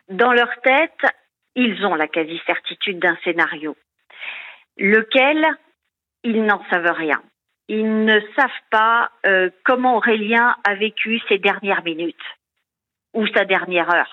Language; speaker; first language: French; native; French